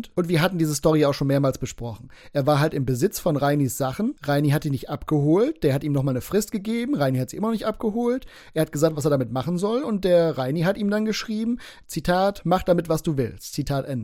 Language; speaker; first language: German; native; German